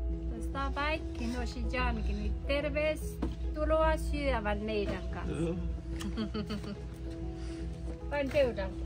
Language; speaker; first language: Finnish; non-native, learner; Persian